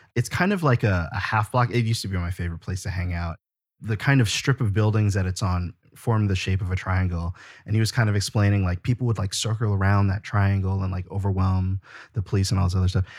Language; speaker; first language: English; native; English